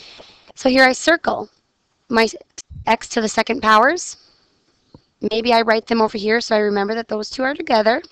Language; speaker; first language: English; native; English